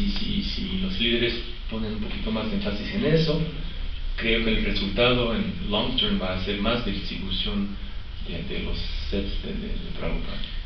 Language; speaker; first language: Spanish; non-native, fluent; French